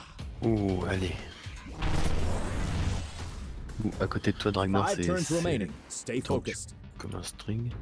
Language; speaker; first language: French; native; French